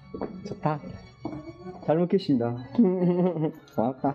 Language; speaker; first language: Korean; non-native, fluent; Spanish